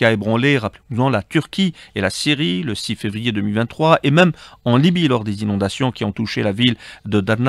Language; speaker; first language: French; non-native, local second language; Arabic